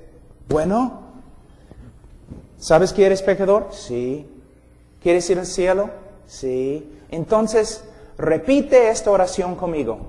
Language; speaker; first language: Spanish; non-native, fluent; English